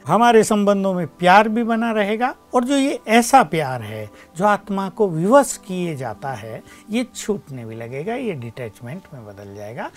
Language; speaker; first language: Hindi; native; Hindi